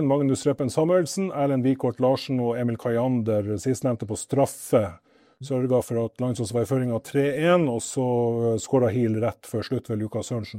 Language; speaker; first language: Norwegian; native; Norwegian